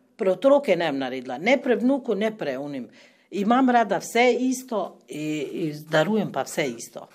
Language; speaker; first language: Slovenian; non-native, fluent; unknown